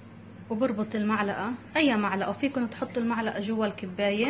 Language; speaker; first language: Arabic; native; Arabic